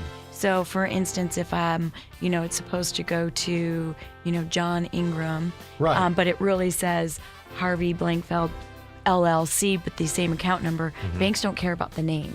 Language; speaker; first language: English; native; English